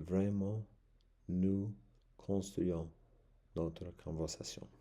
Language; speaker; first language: French; non-native, learner; English